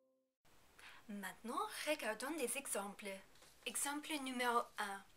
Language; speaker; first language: French; non-native, fluent; English